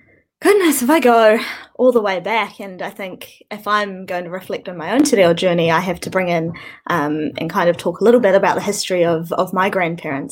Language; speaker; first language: English; native; English